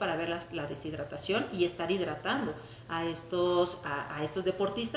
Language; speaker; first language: Spanish; native; Spanish